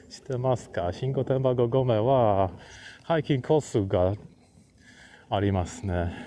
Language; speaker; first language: Japanese; non-native, learner; Polish